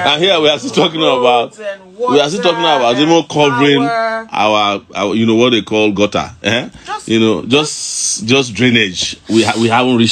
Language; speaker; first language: English; non-native, local second language; Yoruba